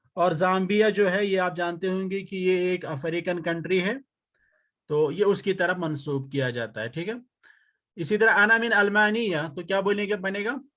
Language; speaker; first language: Urdu; native; Urdu